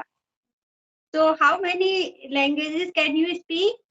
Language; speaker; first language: English; non-native, fluent; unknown